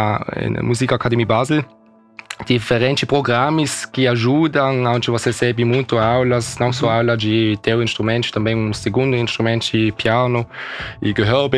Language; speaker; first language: Portuguese; early bilingual, heritage; German